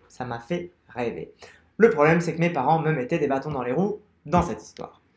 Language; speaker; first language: French; non-native, local second language; Arabic